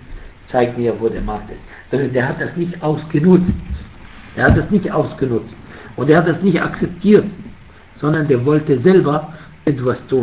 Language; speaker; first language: German; non-native, fluent; Arabic